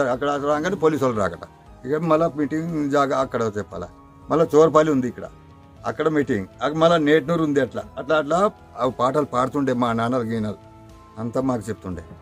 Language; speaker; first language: Telugu; non-native, local second language; Gondi